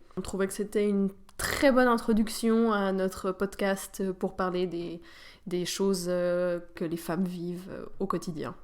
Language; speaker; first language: French; native; French